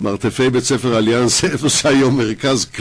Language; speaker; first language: Hebrew; native; Hebrew